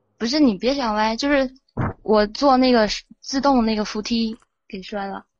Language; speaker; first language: Chinese; native; Chinese